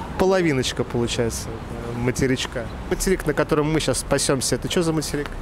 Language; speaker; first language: Russian; native; Russian